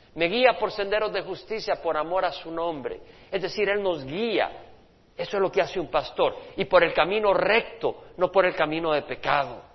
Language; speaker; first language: Spanish; native; Spanish